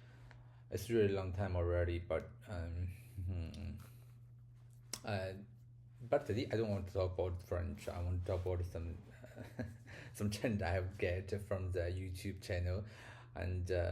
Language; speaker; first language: English; non-native, learner; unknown